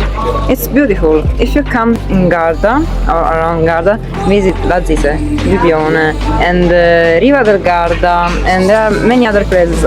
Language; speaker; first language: English; non-native, fluent; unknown